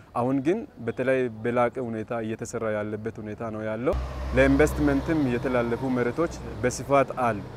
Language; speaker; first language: Amharic; non-native, local second language; Wolaytta